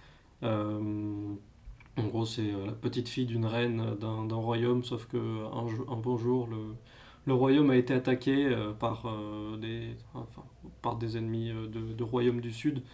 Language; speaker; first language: French; native; French